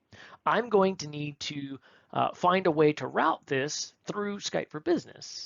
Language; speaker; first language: English; native; English